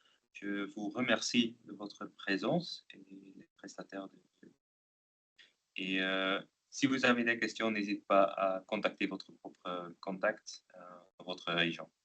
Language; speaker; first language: French; non-native, local second language; Dutch